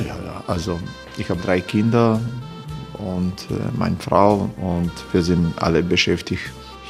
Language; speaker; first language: German; non-native, learner; Croatian